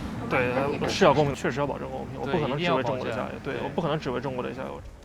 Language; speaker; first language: Chinese; native; Chinese